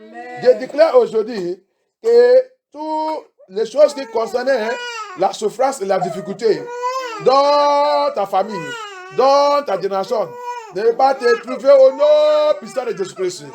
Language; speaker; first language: French; non-native, learner; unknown